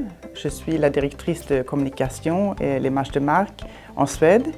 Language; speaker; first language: French; non-native, fluent; Swedish